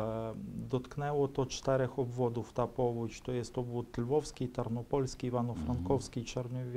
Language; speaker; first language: Polish; non-native, fluent; Ukrainian